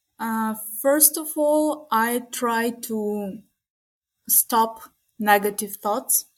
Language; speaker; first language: English; non-native, fluent; Ukrainian